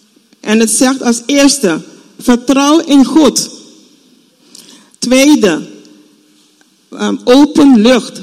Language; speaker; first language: Dutch; non-native, fluent; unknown